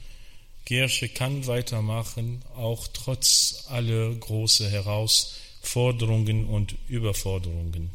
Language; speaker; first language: German; non-native, fluent; Arabic